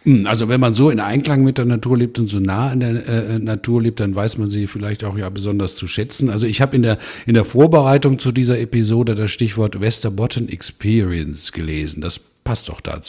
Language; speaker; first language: German; native; German